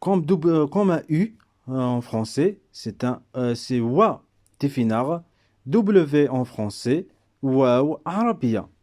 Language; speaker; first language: French; non-native, local second language; Berber languages